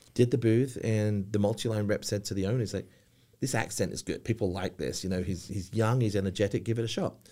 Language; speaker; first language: English; native; English